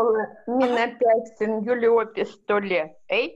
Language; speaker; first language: Finnish; non-native, learner; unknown